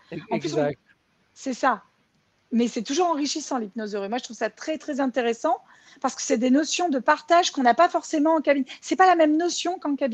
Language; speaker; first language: French; native; French